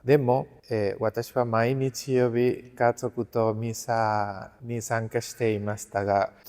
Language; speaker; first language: Japanese; non-native, learner; Spanish